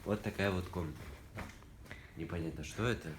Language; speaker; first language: Russian; native; Russian